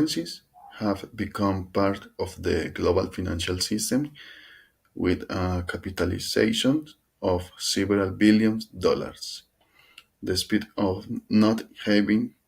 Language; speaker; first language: English; non-native, learner; Spanish